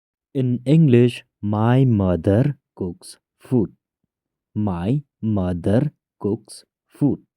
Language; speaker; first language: English; non-native, local second language; Khasi